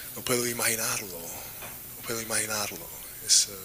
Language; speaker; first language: Spanish; non-native, learner; English